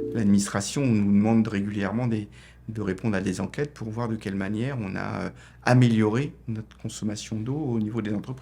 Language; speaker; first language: French; native; French